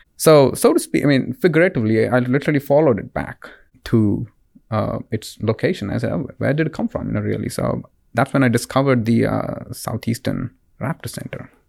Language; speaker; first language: English; non-native, local second language; Kannada